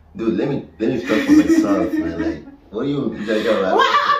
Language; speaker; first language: English; native; English